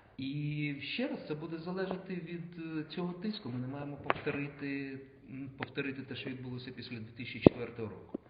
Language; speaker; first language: Ukrainian; native; Ukrainian